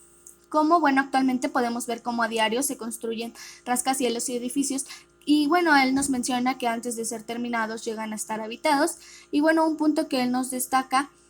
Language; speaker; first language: Spanish; native; Spanish